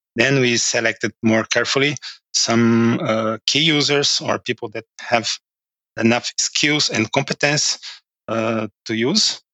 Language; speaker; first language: English; non-native, fluent; Portuguese